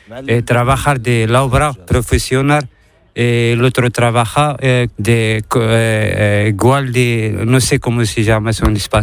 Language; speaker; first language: Spanish; non-native, learner; Arabic